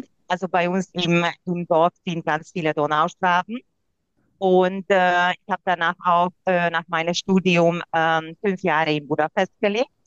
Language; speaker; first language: German; non-native, local second language; Hungarian